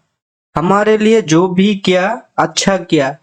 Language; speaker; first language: Hindi; non-native, fluent; Bangla